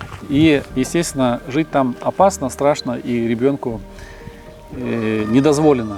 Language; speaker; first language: Russian; native; Russian